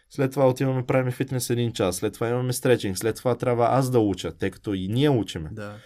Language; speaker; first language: Bulgarian; early bilingual, heritage; Bulgarian